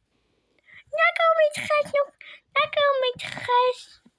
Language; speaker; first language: French; native; French